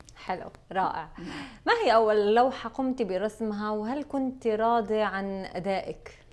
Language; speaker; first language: Arabic; native; Arabic